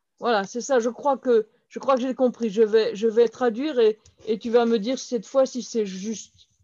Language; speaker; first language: French; non-native, fluent; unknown